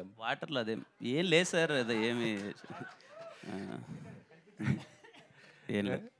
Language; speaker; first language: Telugu; native; Telugu